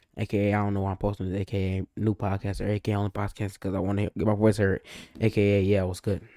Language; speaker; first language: English; native; English